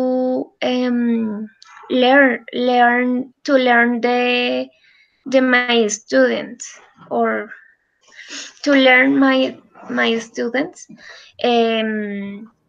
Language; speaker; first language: English; non-native, learner; Spanish